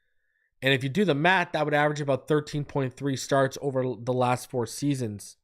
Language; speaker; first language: English; native; English